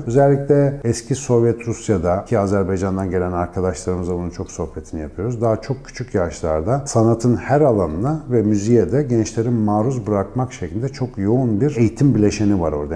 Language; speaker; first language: Turkish; native; Turkish